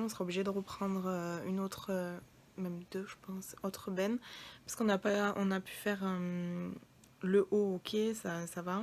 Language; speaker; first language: French; native; French